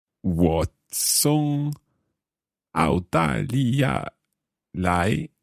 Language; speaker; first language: Chinese; non-native, learner; English